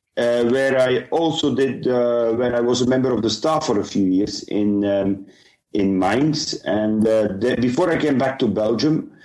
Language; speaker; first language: English; non-native, fluent; Dutch